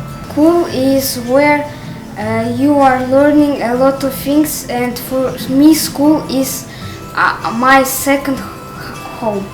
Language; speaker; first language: English; non-native, learner; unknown